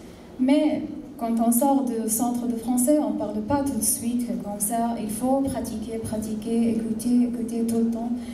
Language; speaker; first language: French; non-native, fluent; Arabic